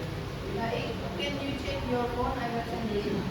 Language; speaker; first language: English; non-native, fluent; Indonesian